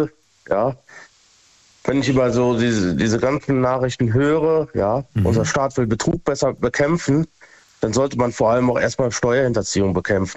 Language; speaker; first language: German; native; German